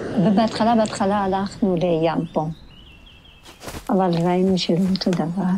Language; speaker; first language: Hebrew; non-native, fluent; Persian